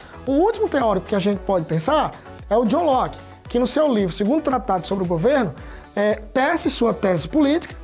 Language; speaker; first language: Portuguese; native; Portuguese